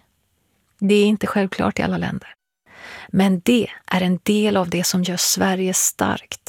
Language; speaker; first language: Swedish; early bilingual, other home language; Persian